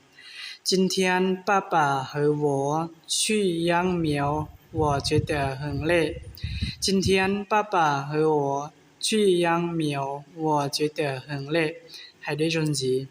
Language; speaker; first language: Chinese; non-native, learner; Hmong